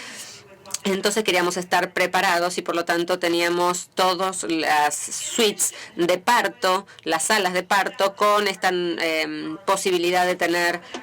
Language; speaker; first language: Spanish; native; Spanish